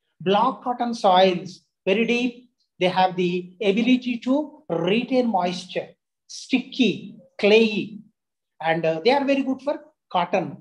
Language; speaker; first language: English; non-native, local second language; Telugu